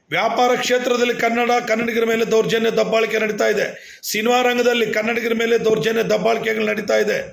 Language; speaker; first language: Kannada; native; Kannada